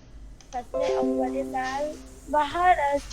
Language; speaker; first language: Persian; non-native, learner; Urdu